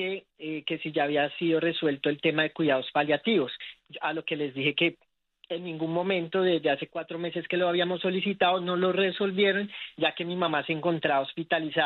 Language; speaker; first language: Spanish; native; Spanish